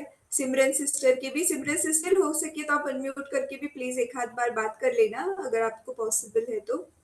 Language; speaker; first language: Hindi; native; Hindi